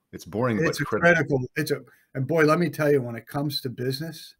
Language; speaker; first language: English; native; English